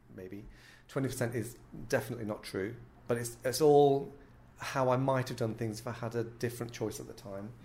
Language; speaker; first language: English; native; English